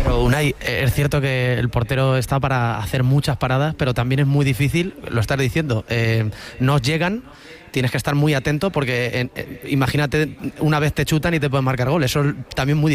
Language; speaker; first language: Spanish; native; Spanish